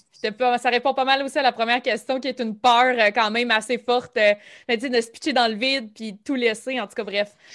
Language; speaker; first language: French; native; French